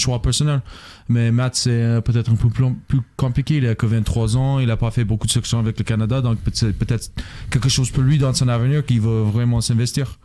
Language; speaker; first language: French; non-native, fluent; English